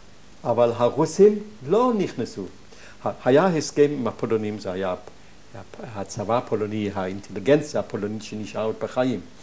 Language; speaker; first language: Hebrew; non-native, fluent; German